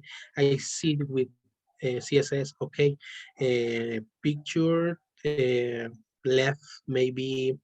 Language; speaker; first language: English; non-native, learner; Spanish